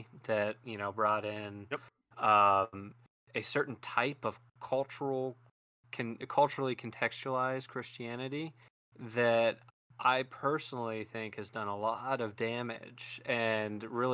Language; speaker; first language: English; native; English